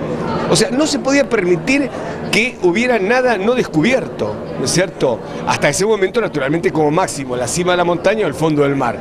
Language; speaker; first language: Spanish; native; Spanish